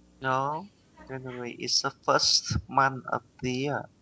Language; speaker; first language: English; non-native, learner; Vietnamese